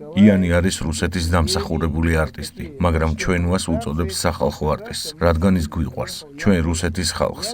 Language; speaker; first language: Georgian; non-native, learner; Russian